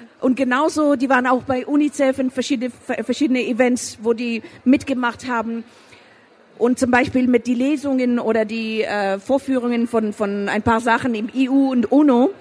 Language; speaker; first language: German; non-native, fluent; Persian